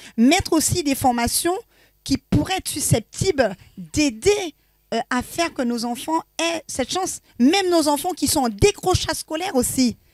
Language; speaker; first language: French; native; French